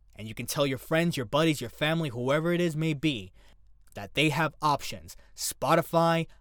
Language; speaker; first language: English; native; English